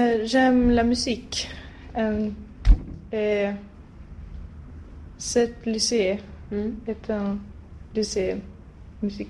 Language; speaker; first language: French; non-native, learner; Swedish